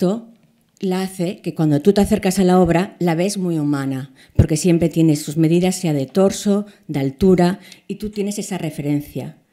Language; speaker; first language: Spanish; native; Spanish